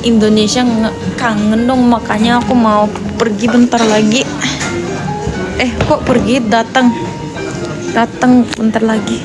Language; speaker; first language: Indonesian; native; Indonesian